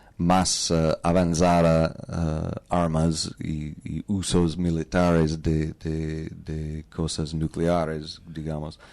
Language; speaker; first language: Spanish; non-native, learner; English